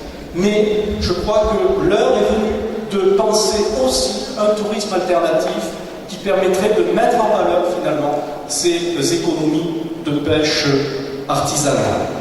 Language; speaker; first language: French; native; French